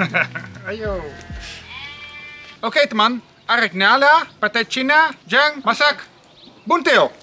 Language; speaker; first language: Indonesian; non-native, learner; Dutch